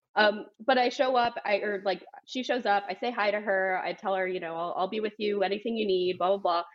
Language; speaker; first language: English; native; English